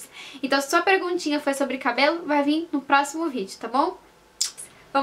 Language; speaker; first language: Portuguese; native; Portuguese